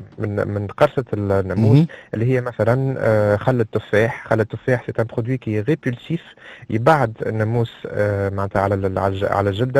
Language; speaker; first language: Arabic; native; Arabic